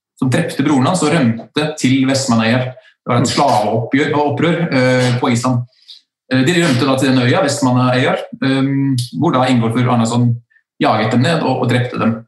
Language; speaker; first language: Norwegian; early bilingual, other home language; Icelandic